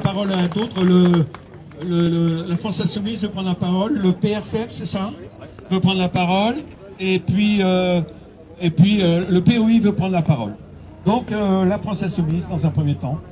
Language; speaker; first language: French; native; French